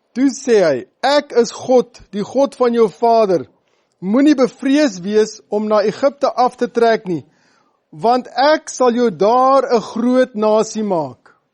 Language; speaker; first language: Afrikaans; non-native, local second language; English